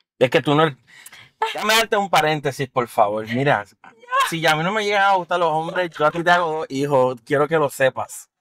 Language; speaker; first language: Spanish; native; Spanish